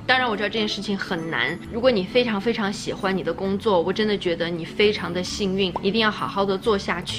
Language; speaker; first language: Chinese; native; Chinese